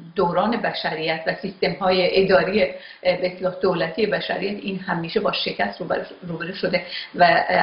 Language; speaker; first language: Persian; non-native, local second language; Azerbaijani